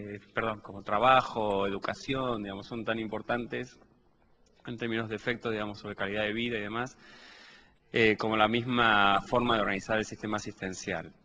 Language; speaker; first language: Spanish; native; Spanish